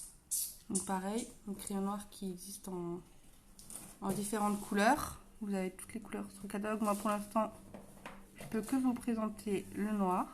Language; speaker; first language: French; native; French